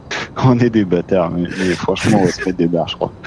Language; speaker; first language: French; native; French